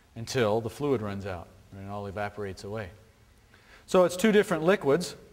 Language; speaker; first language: English; native; English